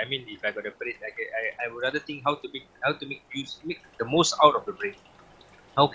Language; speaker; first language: English; native; English